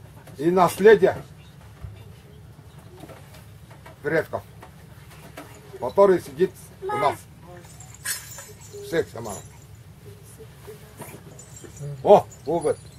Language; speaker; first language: Russian; non-native, local second language; Tuvinian